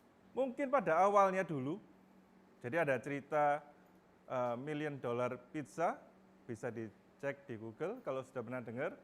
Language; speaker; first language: Indonesian; native; Indonesian